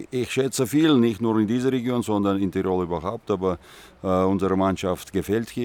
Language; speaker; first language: German; non-native, fluent; Russian